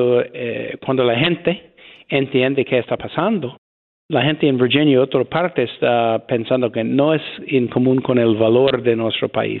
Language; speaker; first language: Spanish; non-native, fluent; English